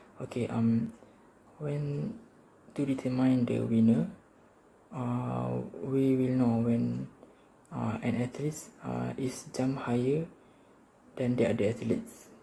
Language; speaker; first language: English; non-native, learner; Malay